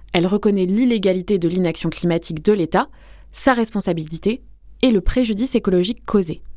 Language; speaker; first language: French; native; French